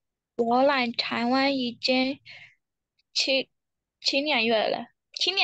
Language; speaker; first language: Chinese; non-native, learner; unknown